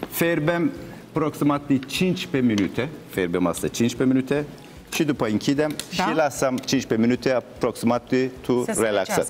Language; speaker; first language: Romanian; non-native, learner; Turkish